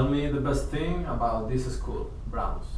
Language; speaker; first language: English; non-native, learner; Spanish